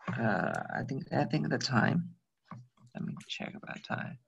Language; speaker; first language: English; non-native, fluent; Chinese